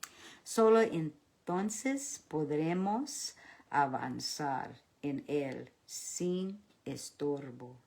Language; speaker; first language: Spanish; early bilingual, heritage; Spanish